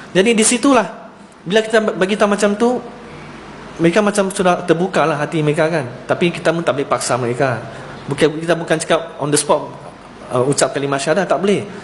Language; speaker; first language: Malay; non-native, local second language; Chinese